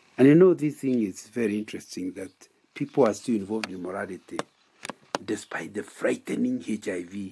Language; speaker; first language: English; non-native, local second language; Kikuyu